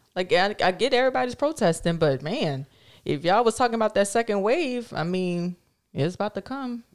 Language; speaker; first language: English; native; English